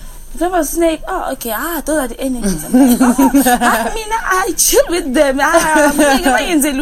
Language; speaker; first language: English; non-native, local second language; Zulu